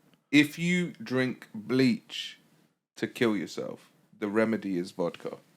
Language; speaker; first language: English; native; English